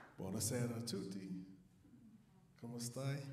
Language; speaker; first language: Italian; non-native, learner; English